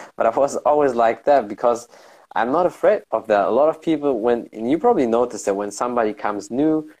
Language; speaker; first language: English; early bilingual, heritage; German